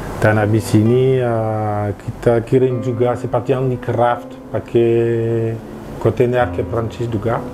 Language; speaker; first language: Indonesian; non-native, learner; French